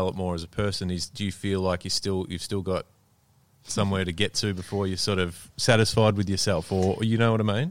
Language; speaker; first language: English; native; English